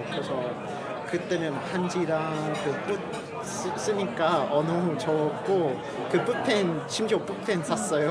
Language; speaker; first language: Korean; non-native, learner; English